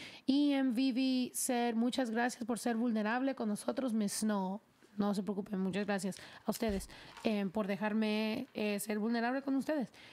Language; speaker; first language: Spanish; early bilingual, heritage; Spanish